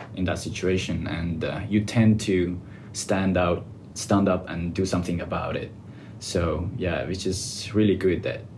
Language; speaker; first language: English; non-native, fluent; Persian